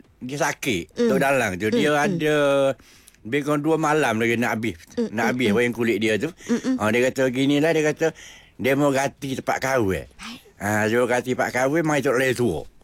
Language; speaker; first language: Malay; non-native, local second language; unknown